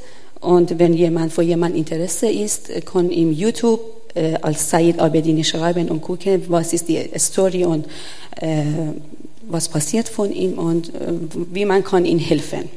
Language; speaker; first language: German; non-native, learner; Persian